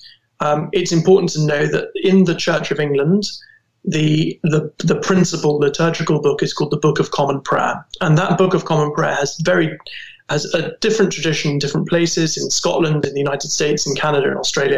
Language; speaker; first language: English; native; English